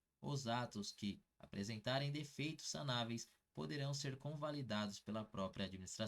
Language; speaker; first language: Portuguese; native; Portuguese